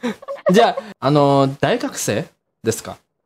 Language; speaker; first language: Japanese; non-native, learner; Indonesian